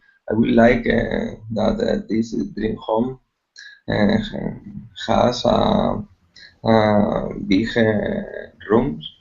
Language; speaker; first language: English; non-native, learner; Spanish